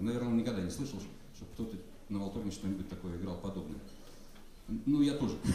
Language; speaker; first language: Russian; native; Russian